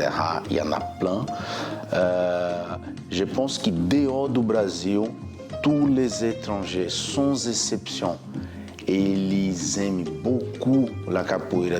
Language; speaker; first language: French; non-native, fluent; Portuguese